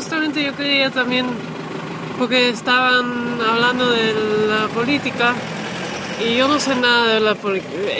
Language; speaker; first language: Spanish; non-native, fluent; Dutch